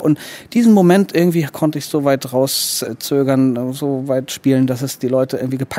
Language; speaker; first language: German; native; German